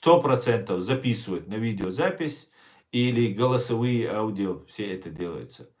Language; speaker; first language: Russian; non-native, local second language; Chechen